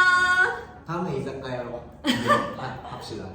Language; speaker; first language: Korean; non-native, learner; Japanese